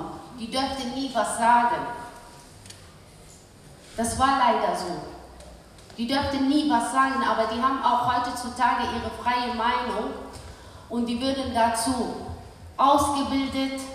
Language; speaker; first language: German; early bilingual, other home language; Kurdish